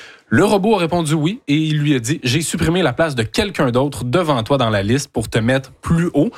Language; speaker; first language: French; native; French